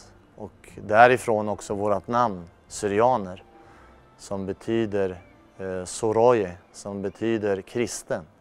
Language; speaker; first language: Swedish; early bilingual, other home language; Turoyo